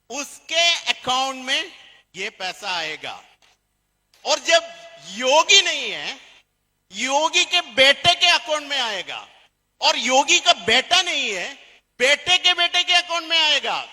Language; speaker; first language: Hindi; non-native, fluent; Bangla